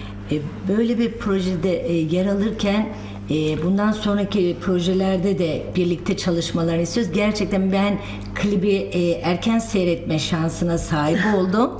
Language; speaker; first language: Turkish; native; Turkish